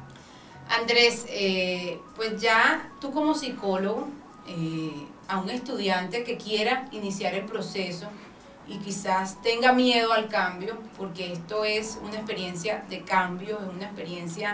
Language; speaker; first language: Spanish; native; Spanish